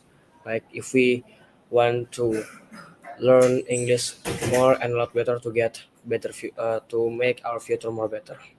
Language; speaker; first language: English; non-native, learner; Indonesian